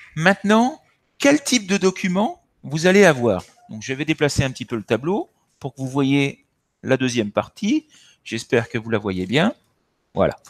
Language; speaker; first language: French; native; French